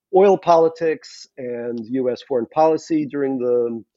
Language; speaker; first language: English; non-native, fluent; Russian